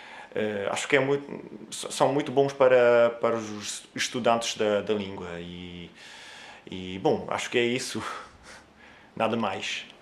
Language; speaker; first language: Portuguese; non-native, fluent; Italian